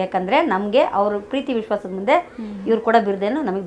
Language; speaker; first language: Kannada; native; Kannada